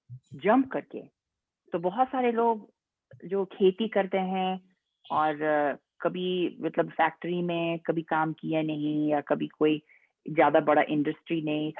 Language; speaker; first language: Hindi; non-native, fluent; English